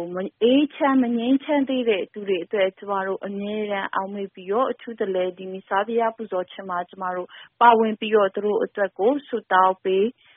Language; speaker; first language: Burmese; non-native, local second language; Kachin